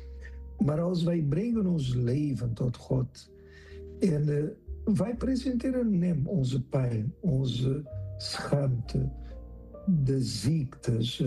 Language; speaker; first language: Dutch; non-native, fluent; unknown